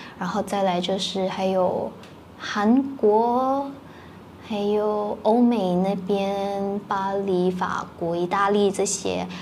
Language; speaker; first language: Chinese; native; Chinese